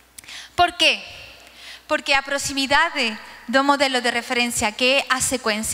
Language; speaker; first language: Portuguese; non-native, learner; Spanish